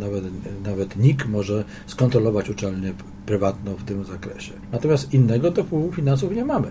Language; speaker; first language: Polish; native; Polish